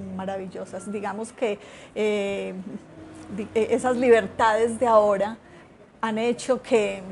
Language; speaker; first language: Spanish; native; Spanish